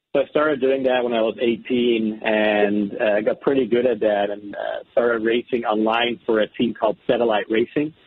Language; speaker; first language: English; non-native, fluent; Dutch